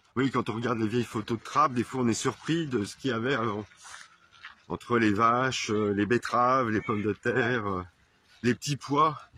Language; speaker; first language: French; native; French